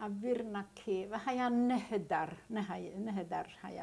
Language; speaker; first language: Hebrew; non-native, fluent; Yiddish